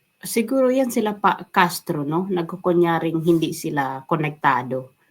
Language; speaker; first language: Filipino; non-native, local second language; Waray